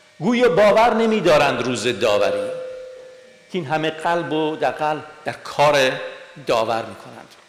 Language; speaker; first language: Persian; non-native, local second language; Armenian